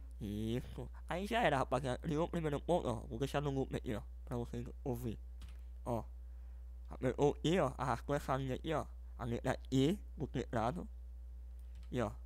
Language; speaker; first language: Portuguese; native; Portuguese